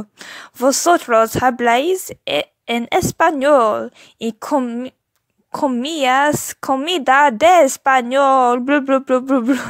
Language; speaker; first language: Spanish; non-native, learner; English